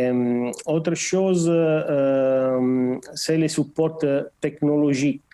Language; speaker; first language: French; non-native, learner; Portuguese